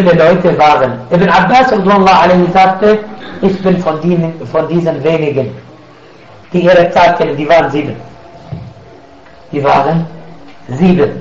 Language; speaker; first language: German; non-native, fluent; Arabic